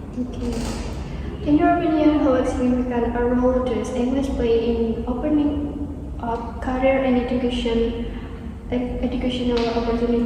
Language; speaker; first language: English; non-native, learner; Indonesian